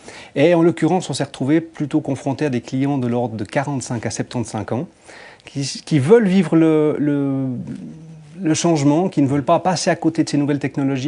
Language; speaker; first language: French; native; French